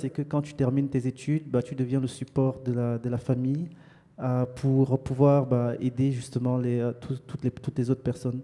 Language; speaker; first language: French; native; French